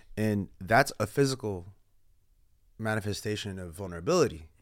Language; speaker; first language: English; early bilingual, other home language; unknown